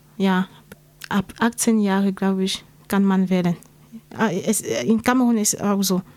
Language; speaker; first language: German; non-native, learner; French